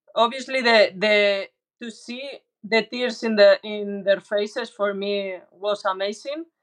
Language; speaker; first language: English; non-native, learner; Spanish